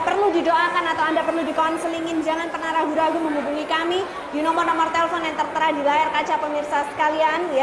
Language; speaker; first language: Indonesian; native; Indonesian